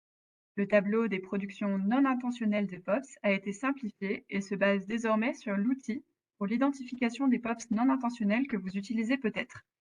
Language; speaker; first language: French; native; French